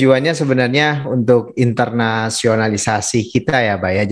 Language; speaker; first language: Indonesian; native; Indonesian